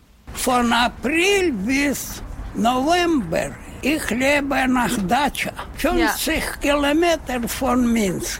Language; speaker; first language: German; non-native, learner; Russian